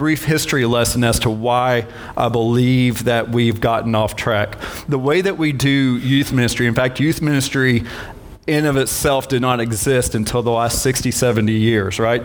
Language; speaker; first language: English; native; English